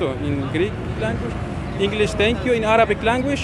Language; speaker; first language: English; non-native, learner; Arabic